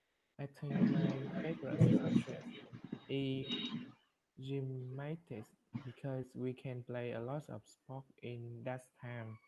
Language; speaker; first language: English; non-native, learner; Vietnamese